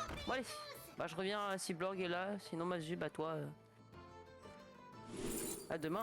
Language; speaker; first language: French; native; French